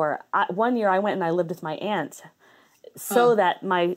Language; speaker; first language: English; native; English